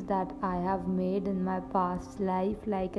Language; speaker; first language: English; non-native, local second language; Punjabi